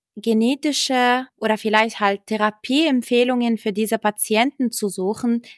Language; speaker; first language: German; non-native, fluent; Arabic